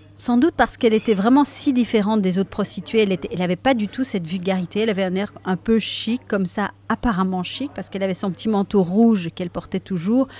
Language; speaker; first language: French; native; French